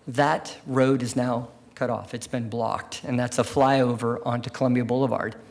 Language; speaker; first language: English; native; English